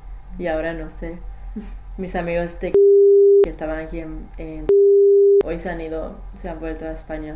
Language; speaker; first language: Spanish; non-native, fluent; English